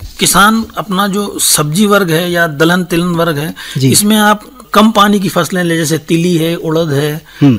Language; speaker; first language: Hindi; native; Hindi